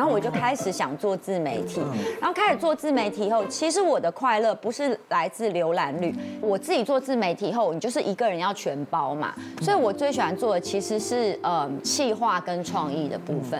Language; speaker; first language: Chinese; native; Chinese